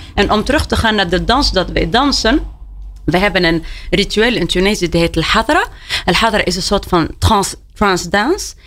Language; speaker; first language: Dutch; non-native, fluent; Arabic